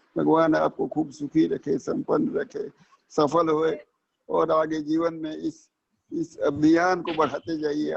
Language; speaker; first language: Hindi; native; Hindi